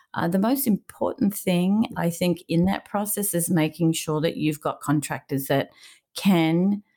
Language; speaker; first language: English; native; English